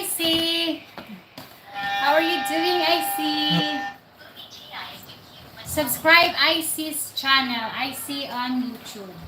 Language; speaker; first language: English; non-native, local second language; Cebuano